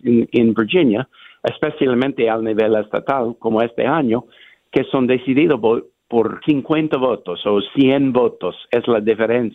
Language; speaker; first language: Spanish; non-native, fluent; English